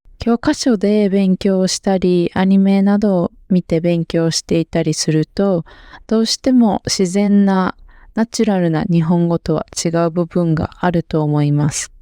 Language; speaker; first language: Japanese; native; Japanese